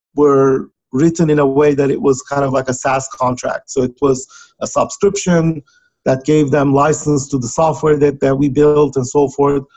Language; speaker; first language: English; non-native, fluent; Turkish